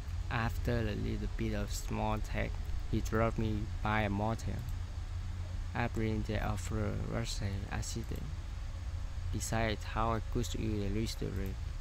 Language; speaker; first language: English; non-native, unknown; Vietnamese